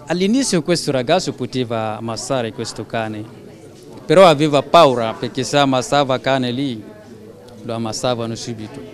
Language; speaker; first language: Italian; non-native, learner; French